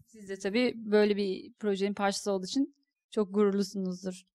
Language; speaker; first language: Turkish; native; Turkish